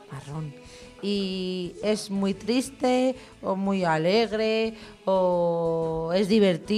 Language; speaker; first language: Spanish; native; Spanish